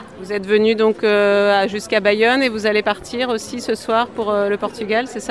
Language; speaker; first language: French; native; French